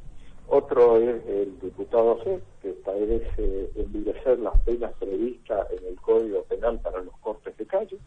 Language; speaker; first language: Spanish; native; Spanish